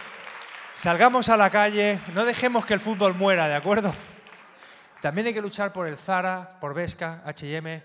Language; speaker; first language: Spanish; native; Spanish